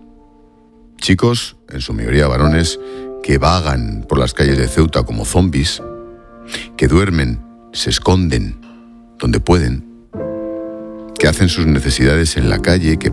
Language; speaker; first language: Spanish; native; Spanish